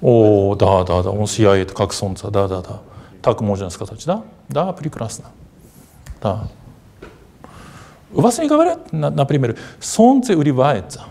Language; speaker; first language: Russian; non-native, fluent; Japanese